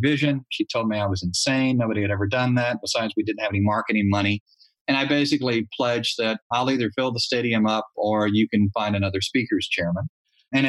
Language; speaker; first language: English; native; English